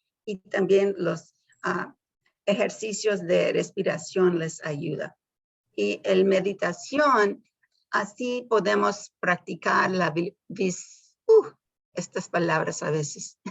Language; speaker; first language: Spanish; early bilingual, heritage; Spanish